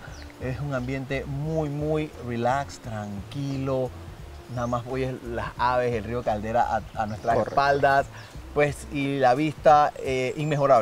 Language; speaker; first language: Spanish; native; Spanish